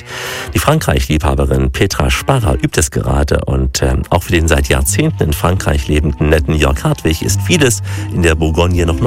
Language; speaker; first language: German; native; German